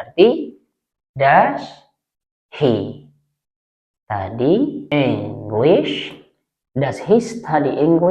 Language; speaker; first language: English; non-native, fluent; Indonesian